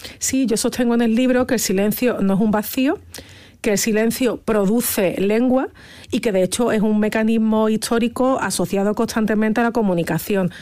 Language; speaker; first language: Spanish; native; Spanish